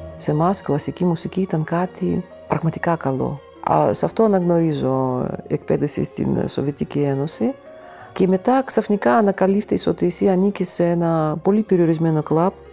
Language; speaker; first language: Greek; non-native, fluent; Russian